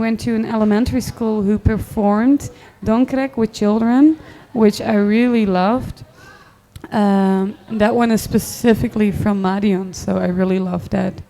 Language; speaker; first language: English; non-native, fluent; Dutch